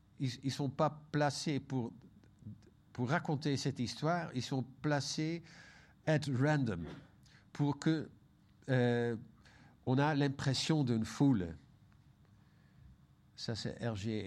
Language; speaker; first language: French; non-native, fluent; Dutch